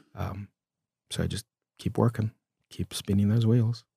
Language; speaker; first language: English; early bilingual, other home language; Romanian